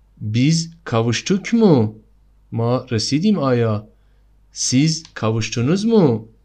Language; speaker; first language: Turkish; non-native, fluent; Persian